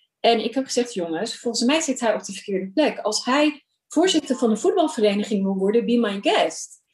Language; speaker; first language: Dutch; early bilingual, other home language; Urdu